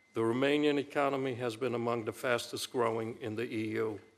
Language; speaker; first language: English; early bilingual, other home language; Romanian